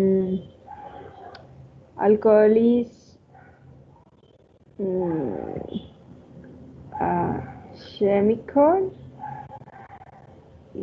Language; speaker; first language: English; non-native, learner; Spanish